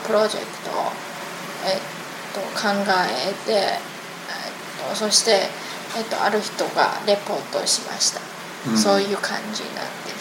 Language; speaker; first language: Japanese; non-native, learner; Chinese